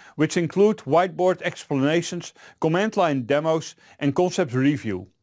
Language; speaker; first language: English; non-native, fluent; Dutch